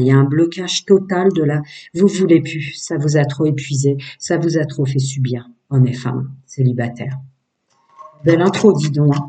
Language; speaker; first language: French; native; French